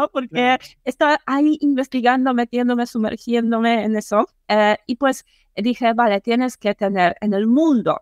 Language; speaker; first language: Spanish; non-native, fluent; Polish